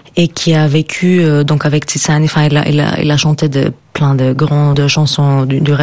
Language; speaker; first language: French; non-native, fluent; Greek